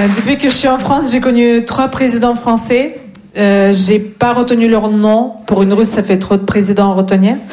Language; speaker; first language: French; non-native, fluent; Russian